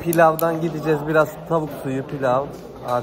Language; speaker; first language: Turkish; native; Turkish